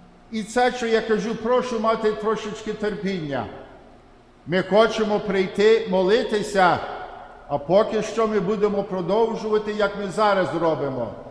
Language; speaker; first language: Ukrainian; early bilingual, heritage; Ukrainian